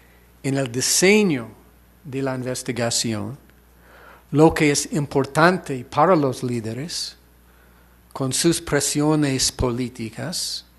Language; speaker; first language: Spanish; non-native, fluent; English